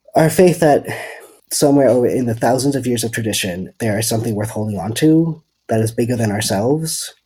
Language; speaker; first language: English; non-native, fluent; Dutch